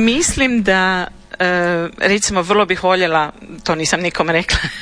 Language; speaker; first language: Serbian; native; Serbian